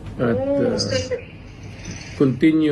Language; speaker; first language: English; non-native, local second language; Cebuano